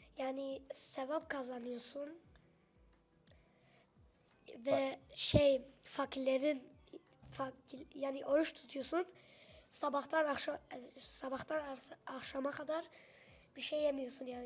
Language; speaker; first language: Turkish; early bilingual, other home language; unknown